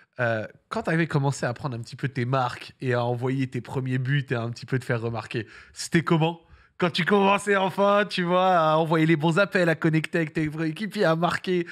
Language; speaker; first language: French; early bilingual, other home language; Arabic